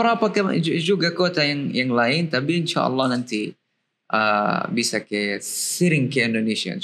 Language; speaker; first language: Indonesian; non-native, learner; Arabic